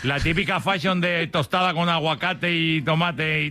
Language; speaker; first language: Spanish; native; Spanish